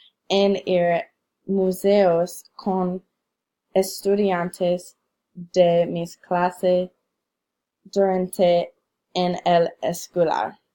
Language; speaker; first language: Spanish; non-native, learner; English